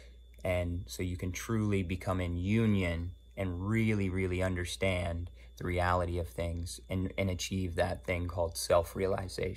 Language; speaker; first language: English; native; English